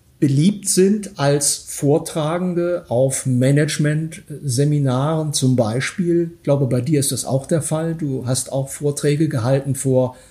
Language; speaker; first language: German; native; German